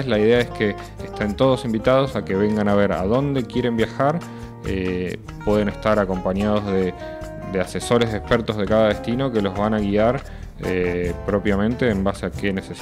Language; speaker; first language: Spanish; native; Spanish